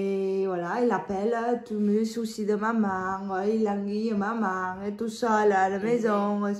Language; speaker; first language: French; non-native, learner; Vietnamese